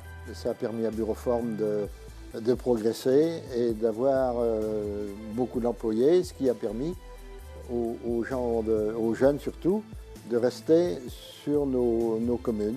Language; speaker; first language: French; native; French